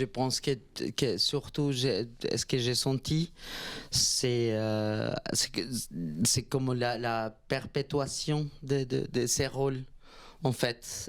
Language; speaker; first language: French; non-native, fluent; Spanish